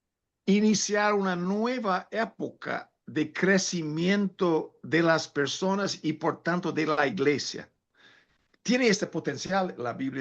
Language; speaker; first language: Spanish; non-native, fluent; English